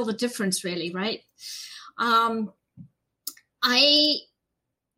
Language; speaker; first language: English; native; English